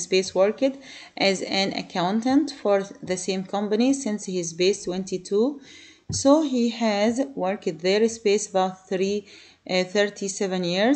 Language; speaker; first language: English; non-native, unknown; Arabic